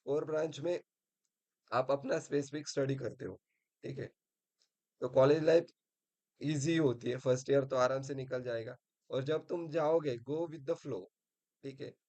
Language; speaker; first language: Hindi; non-native, local second language; Marathi